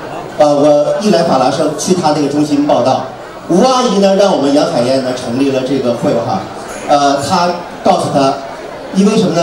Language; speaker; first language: Chinese; native; Chinese